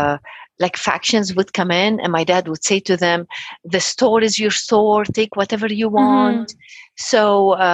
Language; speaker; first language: English; non-native, fluent; Arabic